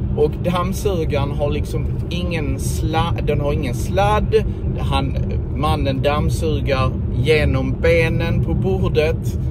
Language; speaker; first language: Swedish; native; Swedish